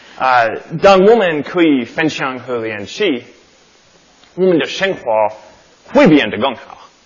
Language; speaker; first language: Chinese; non-native, learner; English